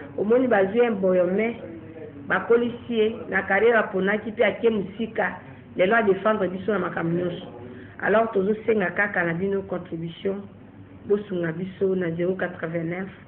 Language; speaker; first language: Lingala; native; Lingala